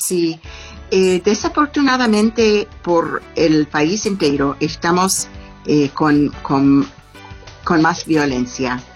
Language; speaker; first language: Spanish; non-native, learner; English